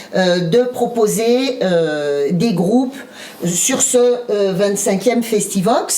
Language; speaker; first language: French; native; French